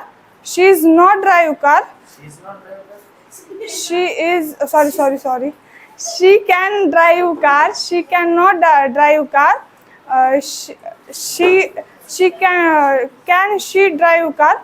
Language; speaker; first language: English; non-native, learner; Marathi